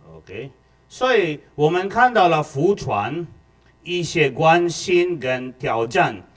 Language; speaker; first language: Chinese; non-native, fluent; Filipino